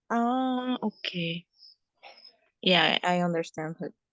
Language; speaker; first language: English; non-native, learner; Spanish